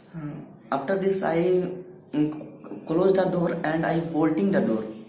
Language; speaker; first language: English; non-native, learner; Hindi